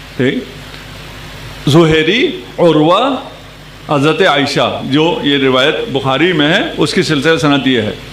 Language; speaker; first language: Urdu; non-native, local second language; Punjabi